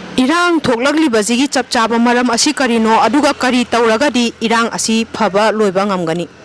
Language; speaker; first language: Manipuri; native; Manipuri